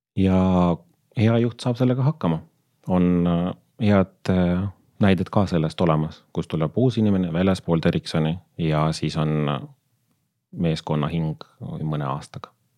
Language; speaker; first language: Estonian; non-native, local second language; Russian